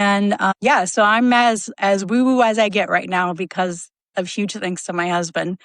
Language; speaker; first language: English; native; English